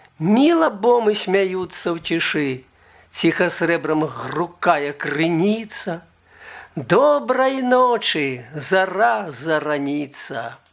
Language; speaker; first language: Belarusian; native; Belarusian